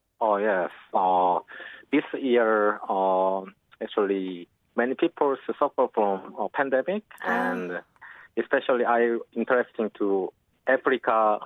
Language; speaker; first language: English; non-native, learner; Korean